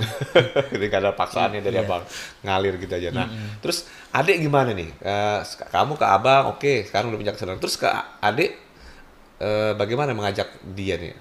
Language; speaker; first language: Indonesian; native; Indonesian